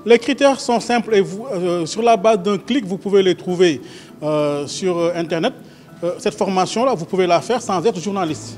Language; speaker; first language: French; non-native, local second language; Wolof